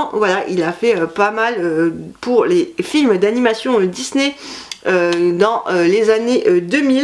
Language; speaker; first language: French; native; French